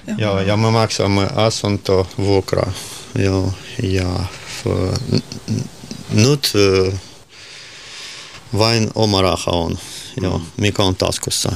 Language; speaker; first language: Finnish; non-native, learner; Russian